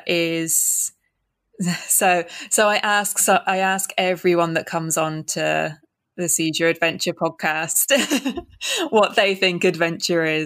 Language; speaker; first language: English; native; English